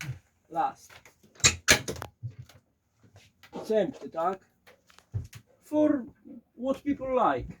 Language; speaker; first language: English; non-native, learner; Polish